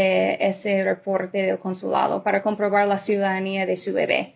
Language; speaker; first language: Spanish; early bilingual, other home language; English